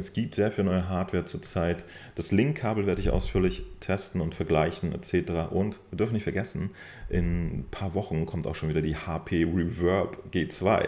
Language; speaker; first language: German; native; German